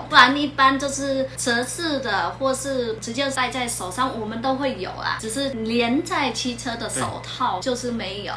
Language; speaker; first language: Chinese; non-native, fluent; Vietnamese